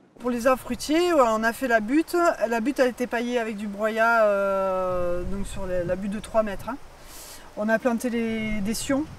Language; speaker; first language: French; native; French